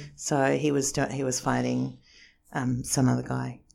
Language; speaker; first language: English; native; English